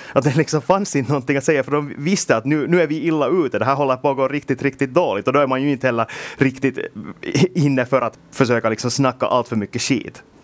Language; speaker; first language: Swedish; native; Swedish